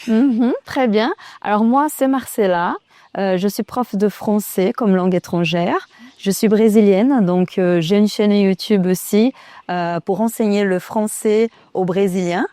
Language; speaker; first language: French; non-native, fluent; Portuguese